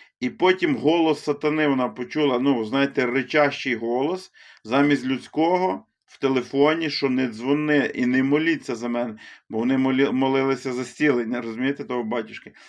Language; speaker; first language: Ukrainian; native; Ukrainian